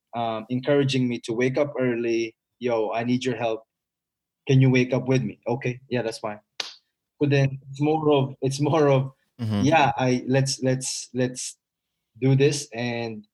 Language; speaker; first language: English; non-native, local second language; Filipino